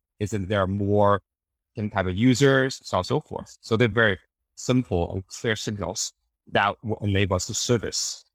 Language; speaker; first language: English; early bilingual, other home language; Chinese